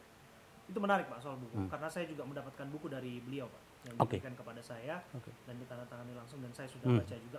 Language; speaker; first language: Indonesian; native; Indonesian